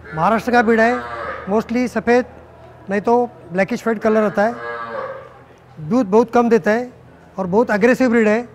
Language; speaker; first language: Hindi; non-native, local second language; Marathi